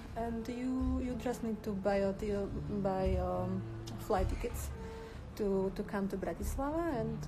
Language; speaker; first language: English; non-native, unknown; Slovak